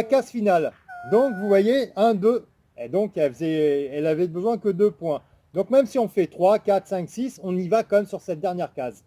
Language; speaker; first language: French; native; French